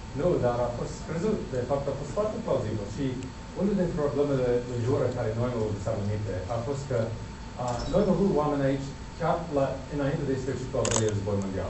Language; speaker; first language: Romanian; non-native, learner; English